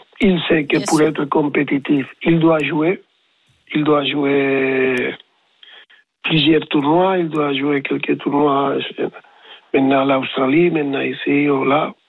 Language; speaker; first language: French; non-native, learner; Spanish